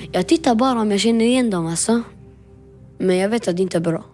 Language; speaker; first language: Swedish; early bilingual, other home language; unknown